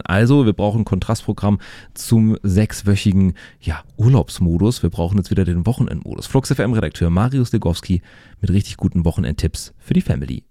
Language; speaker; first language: German; native; German